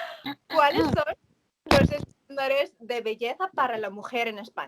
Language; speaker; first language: Spanish; early bilingual, heritage; Spanish